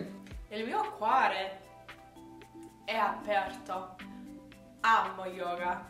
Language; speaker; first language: Italian; non-native, learner; English